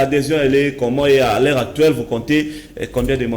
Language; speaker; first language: French; non-native, local second language; Lingala